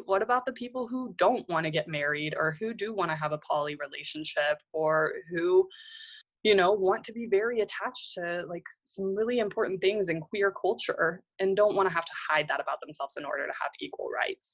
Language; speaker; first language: English; native; English